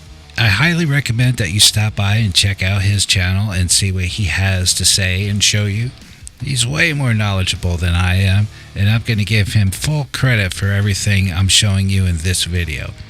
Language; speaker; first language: English; native; English